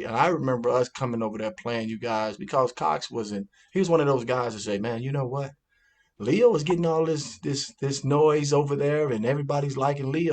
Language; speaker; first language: English; native; English